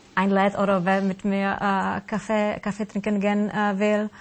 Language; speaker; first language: German; non-native, fluent; Russian